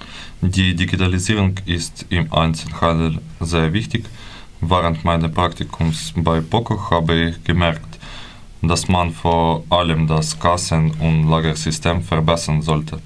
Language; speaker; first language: German; non-native, learner; Ukrainian